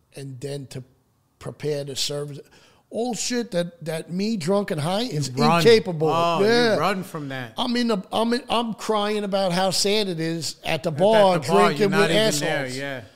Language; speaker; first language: English; native; English